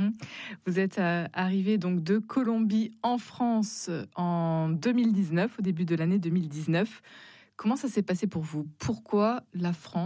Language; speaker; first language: French; native; French